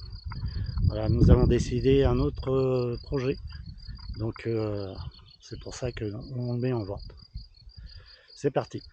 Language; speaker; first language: French; native; French